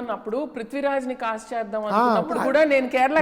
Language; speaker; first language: Telugu; native; Telugu